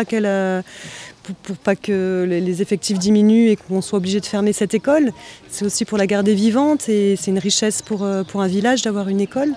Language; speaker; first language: French; native; French